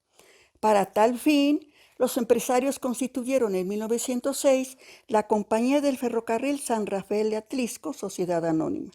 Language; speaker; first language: Spanish; native; Spanish